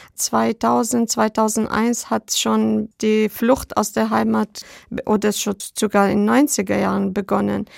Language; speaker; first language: German; non-native, fluent; Arabic